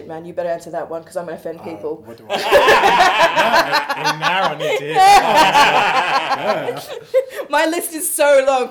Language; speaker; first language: English; native; English